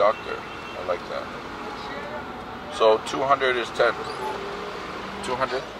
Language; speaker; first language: English; native; English